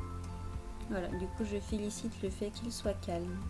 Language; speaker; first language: French; native; French